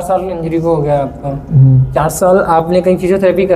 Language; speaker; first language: Hindi; native; Hindi